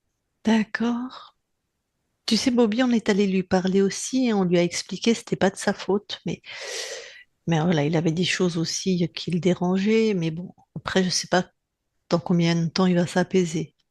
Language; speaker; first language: French; native; French